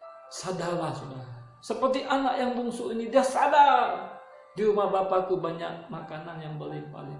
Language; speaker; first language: Indonesian; native; Indonesian